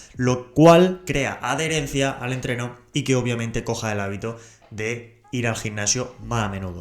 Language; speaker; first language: Spanish; native; Spanish